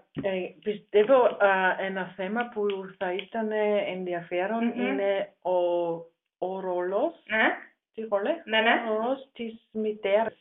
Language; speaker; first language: Greek; non-native, learner; German